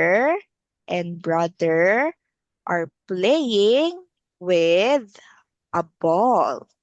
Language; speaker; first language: English; non-native, local second language; Filipino